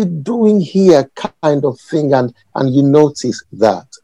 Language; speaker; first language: English; non-native, local second language; Yoruba